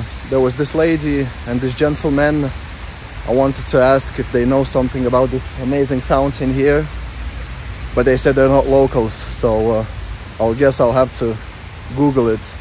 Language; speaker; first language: English; non-native, fluent; Lithuanian